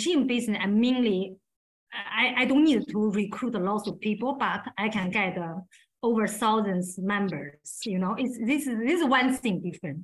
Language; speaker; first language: English; non-native, learner; Chinese